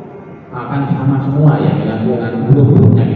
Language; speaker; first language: Indonesian; native; Indonesian